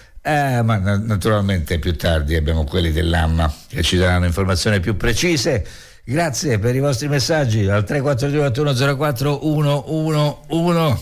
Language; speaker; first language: Italian; native; Italian